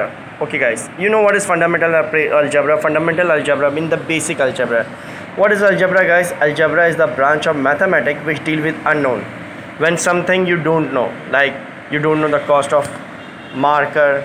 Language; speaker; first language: English; non-native, local second language; Hindi